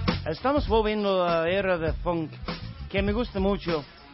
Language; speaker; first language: Spanish; non-native, fluent; English